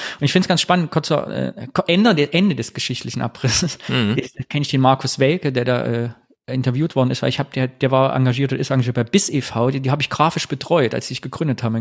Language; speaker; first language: German; native; German